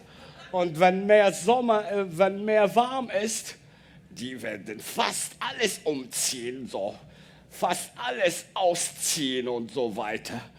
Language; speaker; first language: German; non-native, learner; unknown